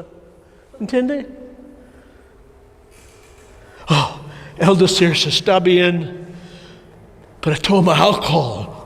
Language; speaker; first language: Spanish; non-native, learner; English